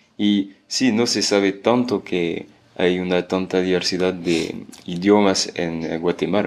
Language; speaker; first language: Spanish; non-native, fluent; French